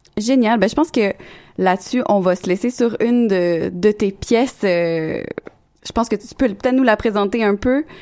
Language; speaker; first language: French; native; French